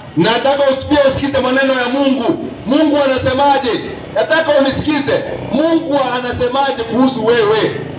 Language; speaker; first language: Swahili; non-native, local second language; Kikuyu